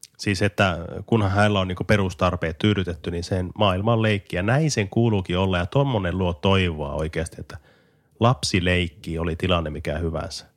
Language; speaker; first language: Finnish; native; Finnish